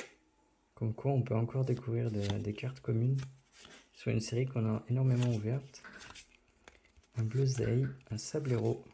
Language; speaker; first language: French; native; French